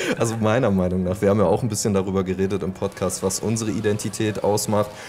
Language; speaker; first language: German; native; German